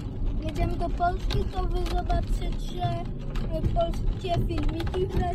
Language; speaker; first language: Polish; early bilingual, heritage; Polish